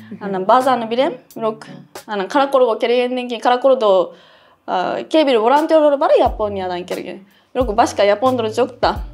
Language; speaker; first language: Kyrgyz; non-native, fluent; Japanese